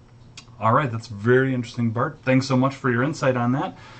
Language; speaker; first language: English; native; English